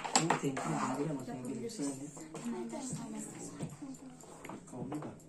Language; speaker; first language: Turkish; native; Turkish